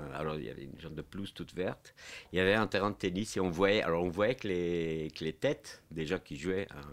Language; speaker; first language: French; non-native, fluent; Portuguese